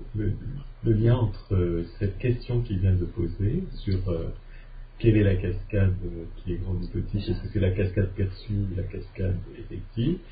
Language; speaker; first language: French; native; French